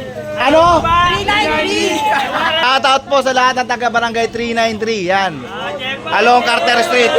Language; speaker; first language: Filipino; native; Filipino